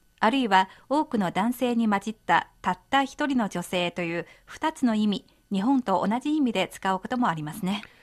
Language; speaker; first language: Japanese; non-native, fluent; Chinese